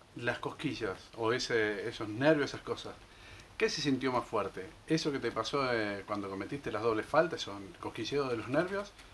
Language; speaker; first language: Spanish; native; Spanish